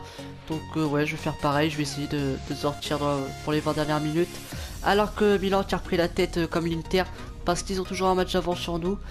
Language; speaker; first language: French; native; French